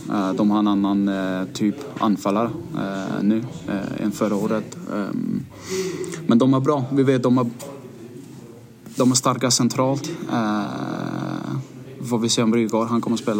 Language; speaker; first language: Swedish; non-native, fluent; Danish